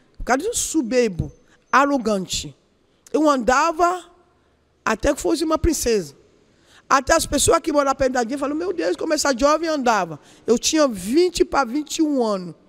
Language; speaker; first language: Portuguese; non-native, learner; Yoruba